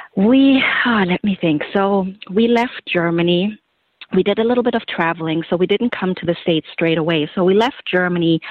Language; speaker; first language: English; non-native, fluent; German